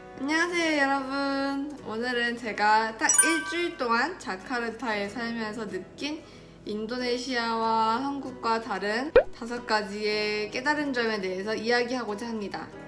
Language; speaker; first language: Korean; native; Korean